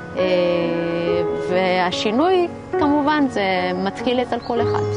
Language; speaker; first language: Hebrew; non-native, fluent; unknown